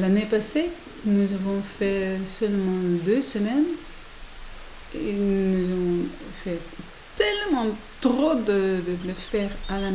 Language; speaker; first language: French; non-native, learner; Dutch